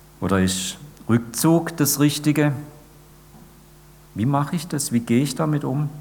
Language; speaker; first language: German; native; German